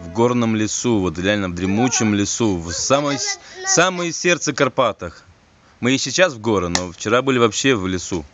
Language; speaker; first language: Russian; native; Russian